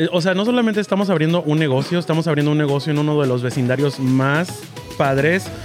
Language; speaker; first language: Spanish; native; Spanish